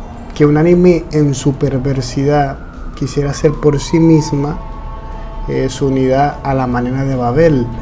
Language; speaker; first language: Spanish; native; Spanish